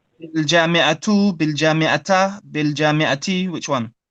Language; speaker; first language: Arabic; non-native, fluent; English